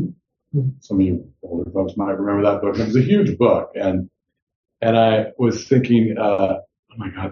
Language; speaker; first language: English; native; English